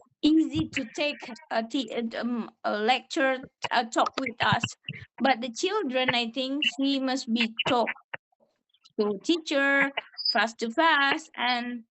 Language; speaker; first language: English; non-native, learner; Indonesian